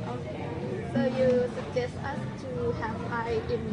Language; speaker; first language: English; non-native, learner; Thai